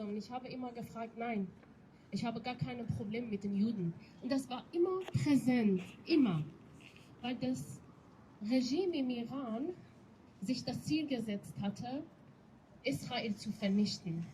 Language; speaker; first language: German; non-native, fluent; Persian